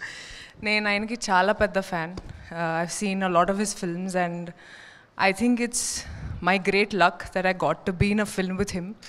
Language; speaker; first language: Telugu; non-native, fluent; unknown